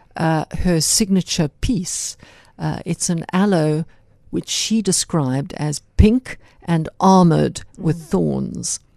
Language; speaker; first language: English; native; English